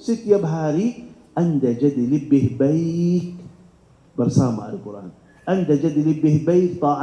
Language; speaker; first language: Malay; non-native, fluent; Arabic